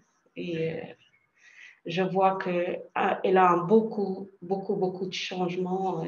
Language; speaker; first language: French; non-native, learner; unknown